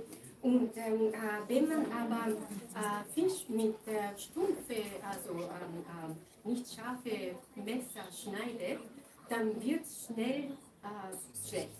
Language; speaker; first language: German; non-native, fluent; Japanese